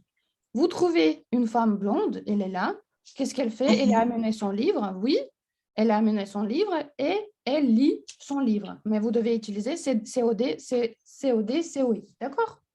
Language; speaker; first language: French; non-native, fluent; Russian